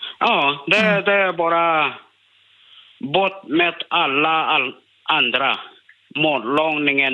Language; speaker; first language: Swedish; non-native, learner; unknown